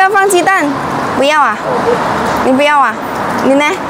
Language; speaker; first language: Chinese; non-native, fluent; Indonesian